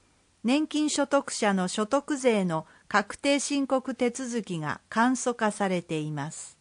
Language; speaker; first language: Japanese; native; Japanese